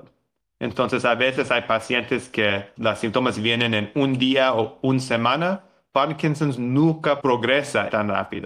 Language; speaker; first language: Spanish; non-native, fluent; English